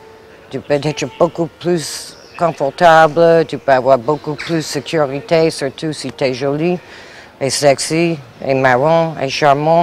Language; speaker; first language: French; non-native, fluent; English